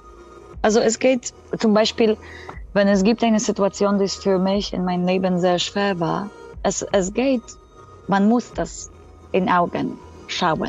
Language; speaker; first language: German; non-native, fluent; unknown